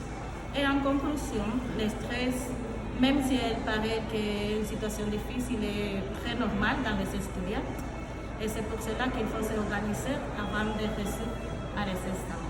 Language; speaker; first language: French; non-native, learner; Spanish